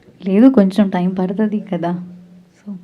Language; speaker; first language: Telugu; non-native, learner; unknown